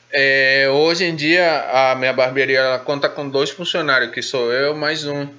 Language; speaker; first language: Portuguese; non-native, fluent; Spanish